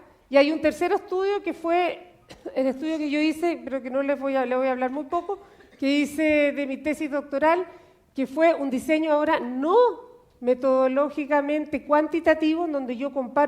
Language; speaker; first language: Spanish; native; Spanish